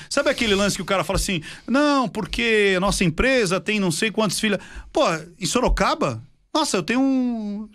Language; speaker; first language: Portuguese; native; Portuguese